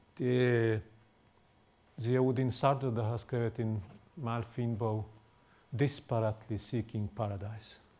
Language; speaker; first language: Danish; non-native, fluent; Bosnian